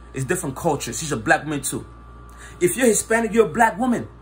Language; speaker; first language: English; non-native, local second language; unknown